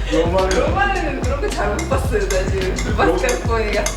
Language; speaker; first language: Korean; non-native, fluent; Italian